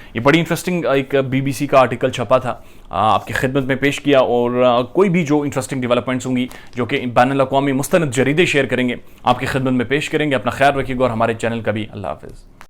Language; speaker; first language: Urdu; native; Urdu